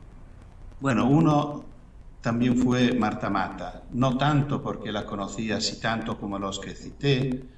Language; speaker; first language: Spanish; non-native, fluent; Italian